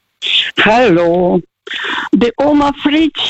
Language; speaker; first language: German; non-native, fluent; Russian